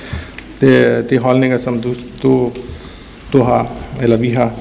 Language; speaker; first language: Danish; early bilingual, other home language; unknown